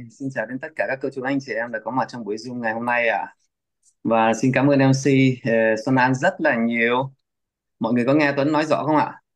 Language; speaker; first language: Vietnamese; early bilingual, heritage; Vietnamese